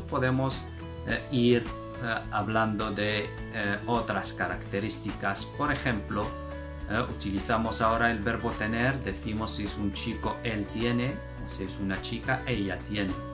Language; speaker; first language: Spanish; non-native, fluent; Arabic